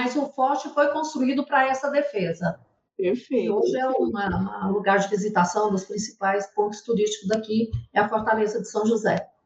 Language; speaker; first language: Portuguese; native; Portuguese